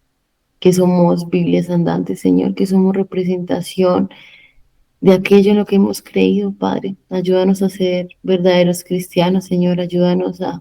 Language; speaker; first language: Spanish; native; Spanish